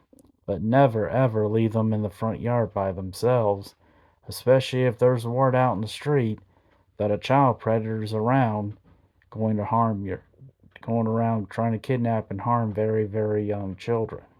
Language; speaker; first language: English; native; English